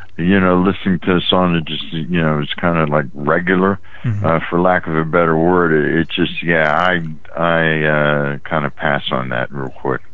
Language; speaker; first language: English; native; English